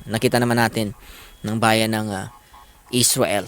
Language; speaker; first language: Filipino; native; Filipino